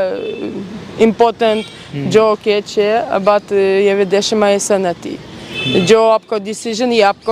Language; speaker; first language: Hindi; non-native, learner; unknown